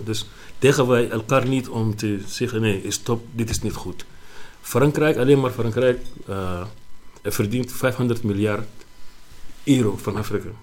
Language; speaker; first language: Dutch; non-native, learner; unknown